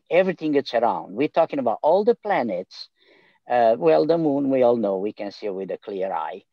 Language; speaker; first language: English; non-native, fluent; Romanian